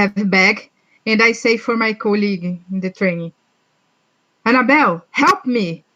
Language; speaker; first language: English; non-native, learner; Portuguese